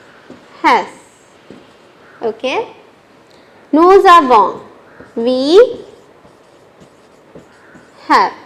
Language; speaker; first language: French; non-native, fluent; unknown